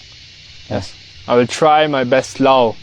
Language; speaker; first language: English; non-native, fluent; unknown